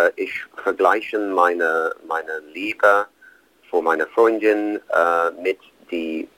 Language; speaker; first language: German; non-native, learner; English